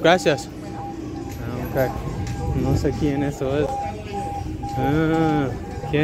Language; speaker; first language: Spanish; non-native, learner; English